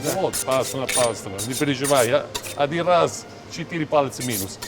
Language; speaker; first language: Russian; non-native, learner; Italian